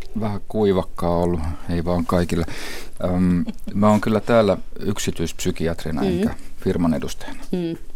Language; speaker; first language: Finnish; native; Finnish